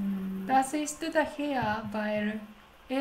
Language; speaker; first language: German; non-native, learner; Japanese